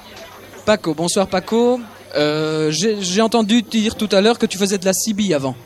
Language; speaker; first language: French; native; French